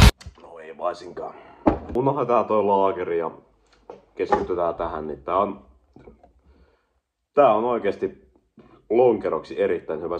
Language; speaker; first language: Finnish; native; Finnish